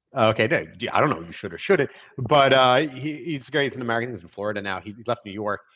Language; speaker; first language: English; native; English